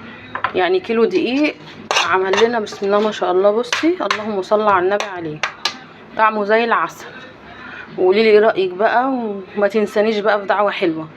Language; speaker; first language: Arabic; native; Arabic